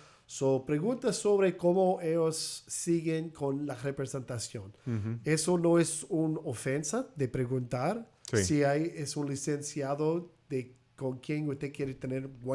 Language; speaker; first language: Spanish; early bilingual, heritage; English